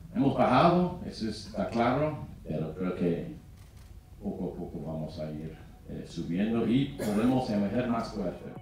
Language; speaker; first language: Spanish; non-native, fluent; English